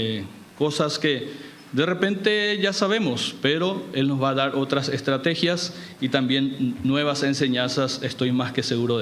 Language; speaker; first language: Spanish; native; Spanish